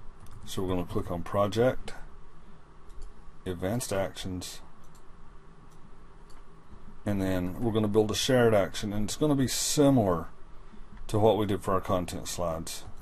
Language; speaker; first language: English; native; English